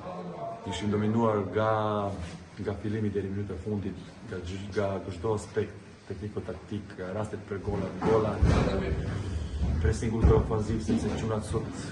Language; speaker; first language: Albanian; non-native, fluent; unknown